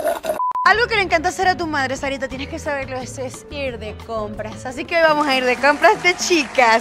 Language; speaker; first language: Spanish; native; Spanish